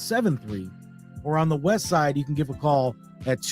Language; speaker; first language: English; native; English